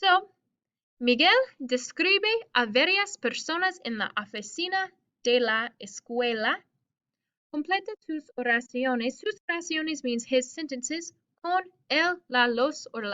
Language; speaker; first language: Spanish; non-native, fluent; English